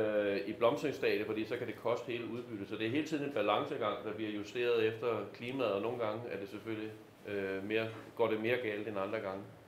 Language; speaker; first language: Danish; native; Danish